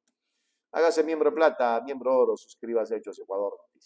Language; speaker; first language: Spanish; native; Spanish